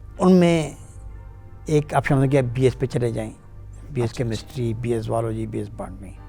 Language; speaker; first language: Urdu; non-native, local second language; Pashto